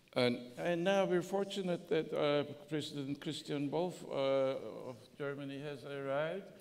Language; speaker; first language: English; non-native, fluent; Turkish